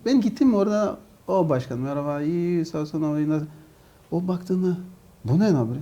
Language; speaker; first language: Turkish; non-native, learner; Portuguese